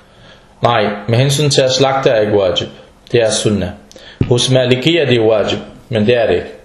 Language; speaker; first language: Danish; non-native, fluent; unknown